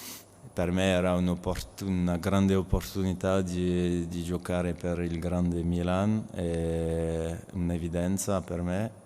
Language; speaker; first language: Italian; non-native, learner; French